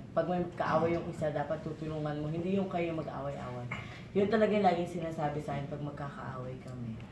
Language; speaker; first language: Filipino; native; Filipino